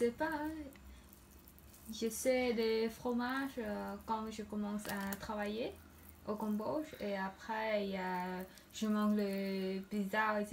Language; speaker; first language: French; non-native, fluent; Khmer